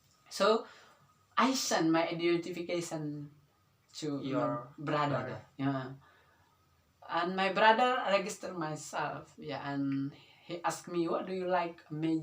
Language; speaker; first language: English; non-native, learner; Indonesian